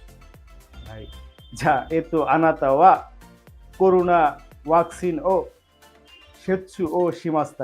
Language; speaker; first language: Japanese; non-native, fluent; Bangla